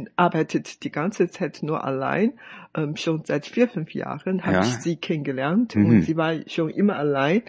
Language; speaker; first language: German; non-native, fluent; Chinese